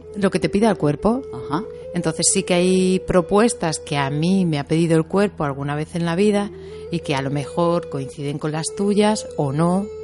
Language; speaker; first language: Spanish; native; Spanish